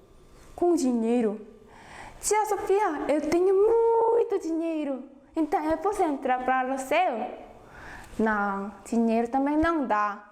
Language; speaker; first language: Portuguese; non-native, fluent; Korean